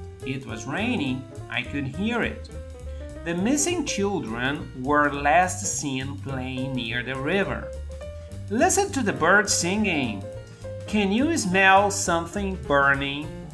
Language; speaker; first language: English; non-native, fluent; Portuguese